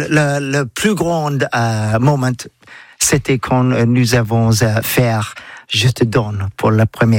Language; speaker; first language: French; non-native, learner; English